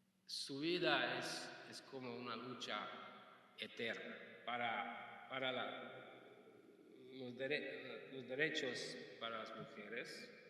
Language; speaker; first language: Spanish; non-native, fluent; Hungarian